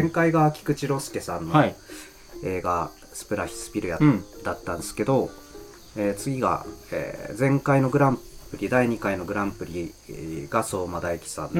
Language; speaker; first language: Japanese; native; Japanese